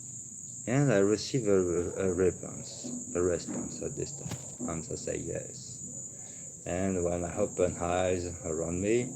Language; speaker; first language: English; non-native, learner; French